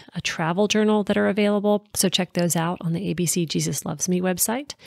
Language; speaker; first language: English; native; English